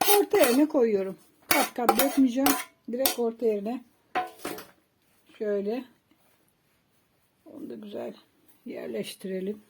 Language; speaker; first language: Turkish; native; Turkish